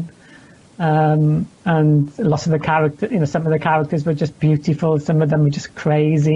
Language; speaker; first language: English; native; English